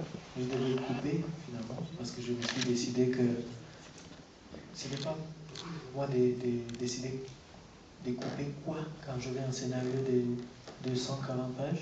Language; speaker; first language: French; non-native, fluent; Romanian